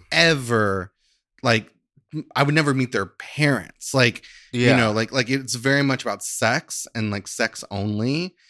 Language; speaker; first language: English; native; English